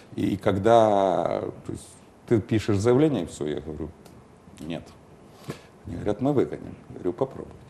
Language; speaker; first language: Russian; non-native, local second language; Ukrainian